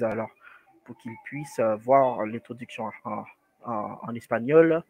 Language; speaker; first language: French; non-native, fluent; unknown